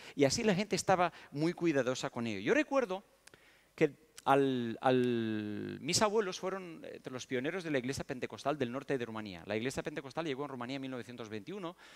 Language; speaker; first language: Spanish; early bilingual, other home language; Romanian